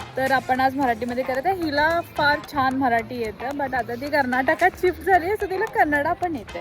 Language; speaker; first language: Marathi; non-native, local second language; Hindi